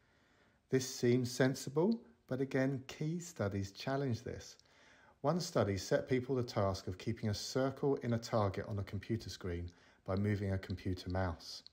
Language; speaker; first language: English; native; English